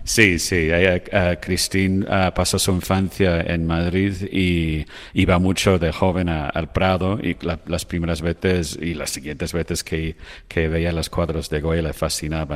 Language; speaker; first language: Spanish; non-native, fluent; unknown